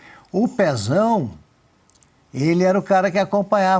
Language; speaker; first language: Portuguese; native; Portuguese